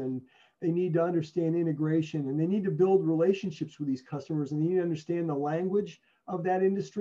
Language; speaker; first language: English; native; English